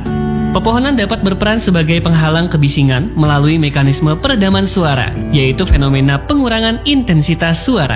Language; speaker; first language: Indonesian; native; Indonesian